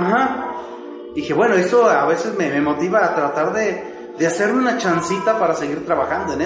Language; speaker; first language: Spanish; native; Spanish